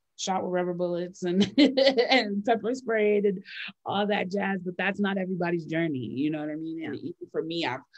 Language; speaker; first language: English; native; English